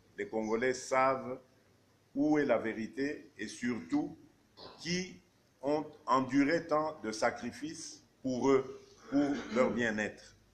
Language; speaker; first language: French; non-native, local second language; Luba-Lulua